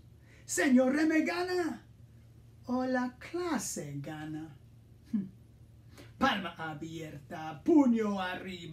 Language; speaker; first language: Spanish; non-native, fluent; English